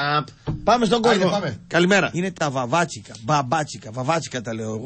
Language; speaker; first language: Greek; native; Greek